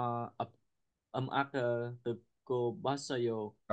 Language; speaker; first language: Korean; non-native, learner; Vietnamese